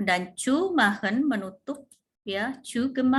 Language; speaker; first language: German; non-native, fluent; Indonesian